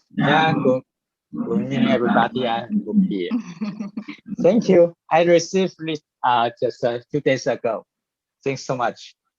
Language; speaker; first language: English; non-native, fluent; Chinese